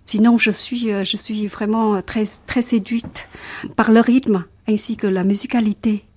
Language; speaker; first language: French; non-native, fluent; Vietnamese